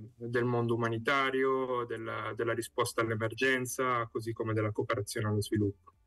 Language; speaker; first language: Italian; native; Italian